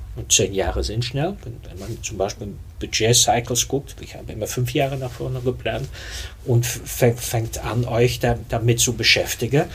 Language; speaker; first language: German; non-native, fluent; Dutch